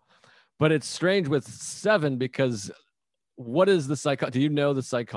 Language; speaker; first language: English; native; English